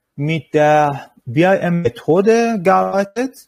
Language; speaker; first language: German; non-native, learner; Persian